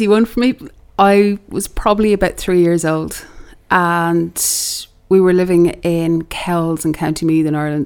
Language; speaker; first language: English; native; English